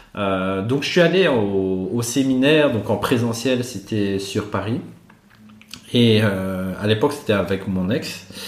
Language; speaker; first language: French; non-native, local second language; Malagasy